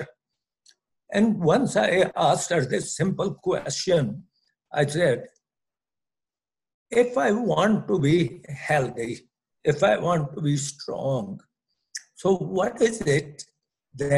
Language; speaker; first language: English; non-native, local second language; Punjabi